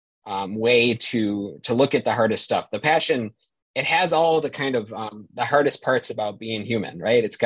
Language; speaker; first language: English; native; English